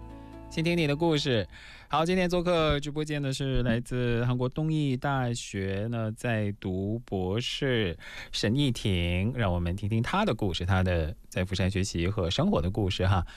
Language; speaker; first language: Chinese; native; Chinese